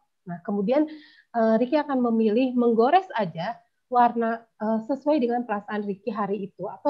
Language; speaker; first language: Indonesian; native; Indonesian